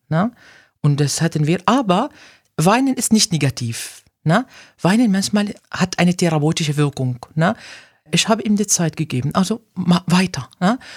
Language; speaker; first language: German; non-native, fluent; Arabic